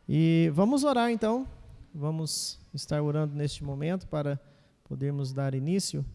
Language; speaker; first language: Portuguese; native; Portuguese